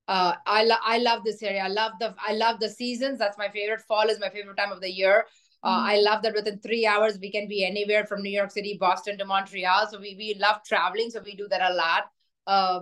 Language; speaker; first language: English; non-native, local second language; Urdu